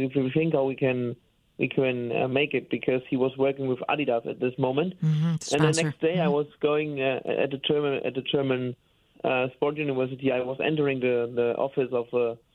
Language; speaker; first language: English; non-native, fluent; German